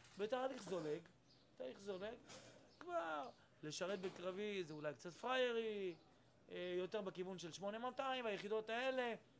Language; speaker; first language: Hebrew; native; Hebrew